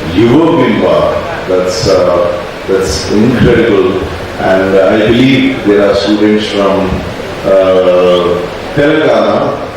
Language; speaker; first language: English; non-native, local second language; Kannada